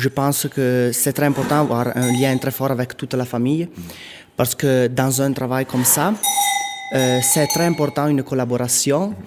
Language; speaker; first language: French; non-native, local second language; Italian